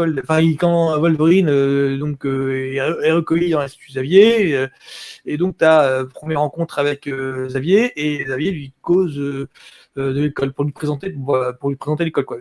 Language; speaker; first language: French; native; French